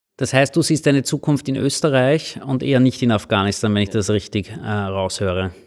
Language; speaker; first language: German; native; German